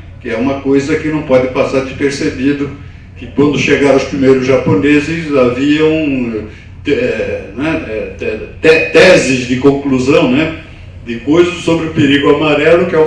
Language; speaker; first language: Portuguese; native; Portuguese